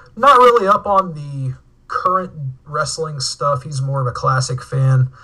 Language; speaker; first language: English; native; English